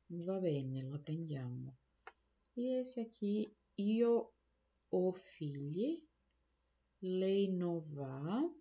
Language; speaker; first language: Italian; non-native, learner; Portuguese